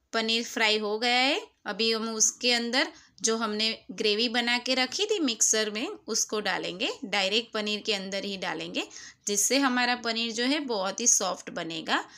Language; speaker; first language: Hindi; non-native, local second language; Gujarati